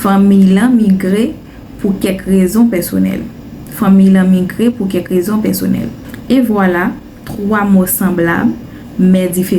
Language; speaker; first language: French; non-native, learner; Haitian Creole